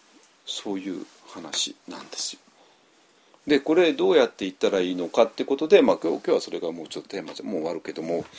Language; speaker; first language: Japanese; native; Japanese